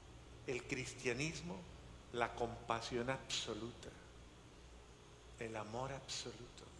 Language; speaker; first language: Spanish; native; Spanish